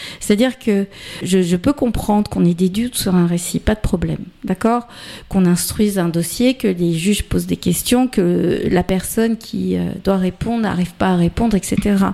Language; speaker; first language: French; native; French